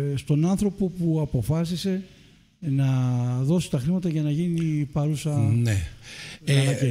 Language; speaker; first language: Greek; native; Greek